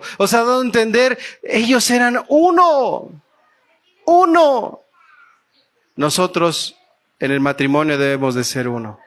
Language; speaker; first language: Spanish; native; Spanish